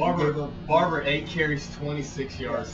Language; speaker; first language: English; native; English